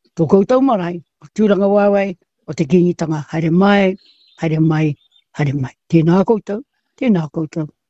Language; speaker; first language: Māori; native; Māori